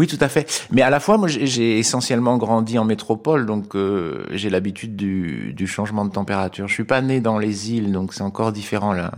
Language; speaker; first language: French; native; French